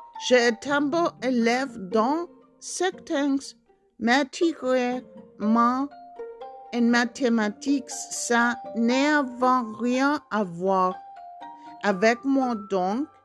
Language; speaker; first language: French; non-native, learner; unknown